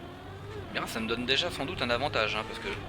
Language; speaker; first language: French; native; French